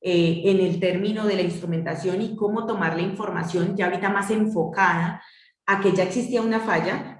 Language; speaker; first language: Spanish; native; Spanish